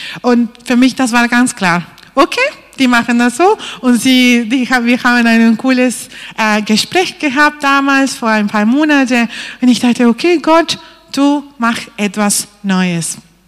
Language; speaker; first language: German; non-native, fluent; Spanish